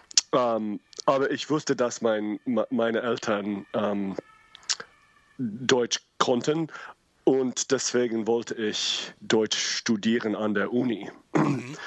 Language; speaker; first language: German; non-native, learner; English